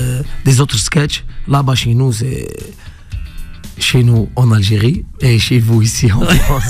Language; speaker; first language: French; non-native, local second language; Arabic